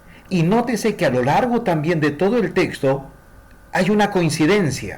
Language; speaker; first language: Spanish; native; Spanish